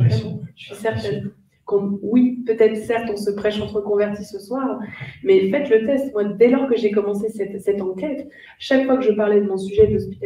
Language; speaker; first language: French; native; French